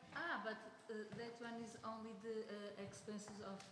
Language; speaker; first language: English; non-native, learner; Portuguese